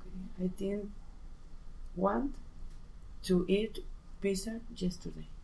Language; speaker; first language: English; non-native, learner; Spanish